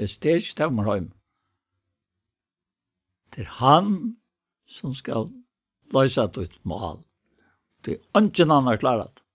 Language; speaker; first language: Danish; non-native, local second language; Faroese